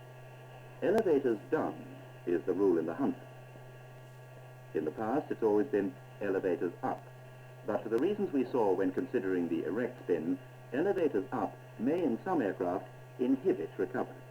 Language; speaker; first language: English; native; English